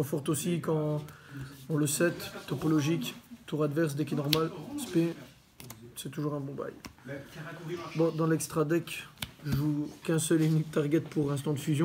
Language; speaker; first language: French; native; French